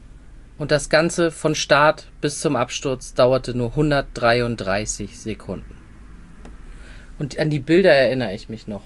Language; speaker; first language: German; native; German